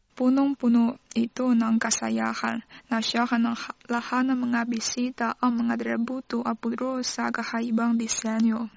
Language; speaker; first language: Filipino; non-native, learner; Chinese